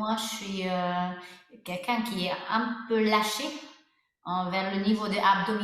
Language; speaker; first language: French; non-native, fluent; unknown